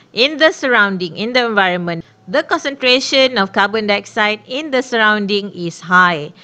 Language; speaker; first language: English; non-native, local second language; Malay